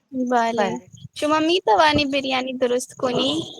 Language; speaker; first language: Persian; non-native, learner; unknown